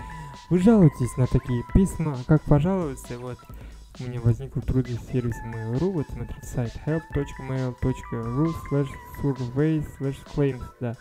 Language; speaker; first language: Russian; non-native, fluent; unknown